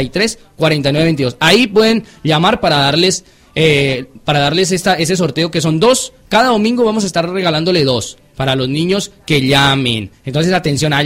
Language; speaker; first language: Spanish; native; Spanish